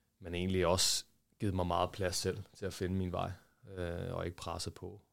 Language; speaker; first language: Danish; early bilingual, other home language; Portuguese